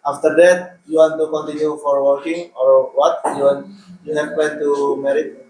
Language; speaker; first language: English; non-native, learner; Indonesian